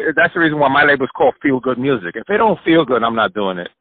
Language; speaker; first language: English; early bilingual, other home language; Spanish